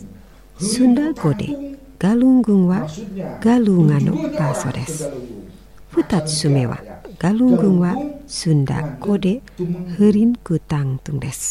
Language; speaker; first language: Japanese; non-native, fluent; Indonesian